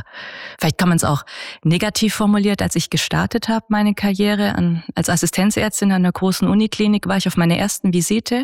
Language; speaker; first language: German; native; German